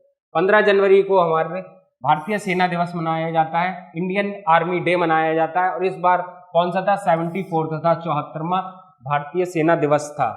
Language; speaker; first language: Hindi; native; Hindi